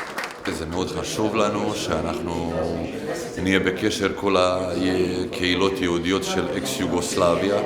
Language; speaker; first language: Hebrew; non-native, fluent; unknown